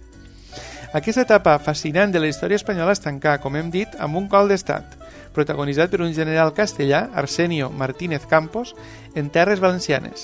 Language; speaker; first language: Catalan; native; Catalan